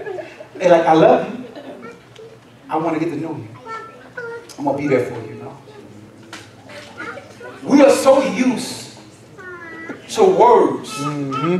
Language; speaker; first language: English; native; English